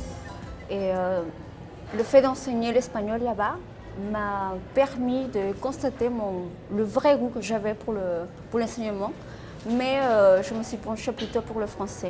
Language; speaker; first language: French; non-native, fluent; Spanish